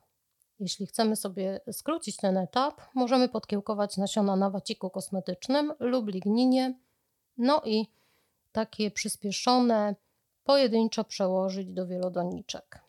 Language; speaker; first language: Polish; native; Polish